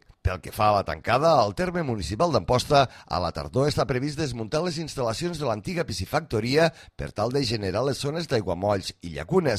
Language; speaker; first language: Catalan; native; Catalan